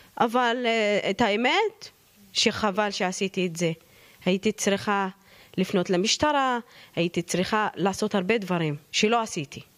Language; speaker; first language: Hebrew; non-native, local second language; Arabic